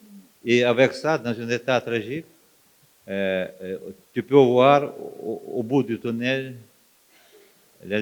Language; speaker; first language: French; non-native, fluent; Ukrainian